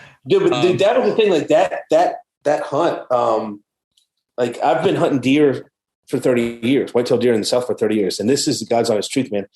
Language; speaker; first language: English; native; English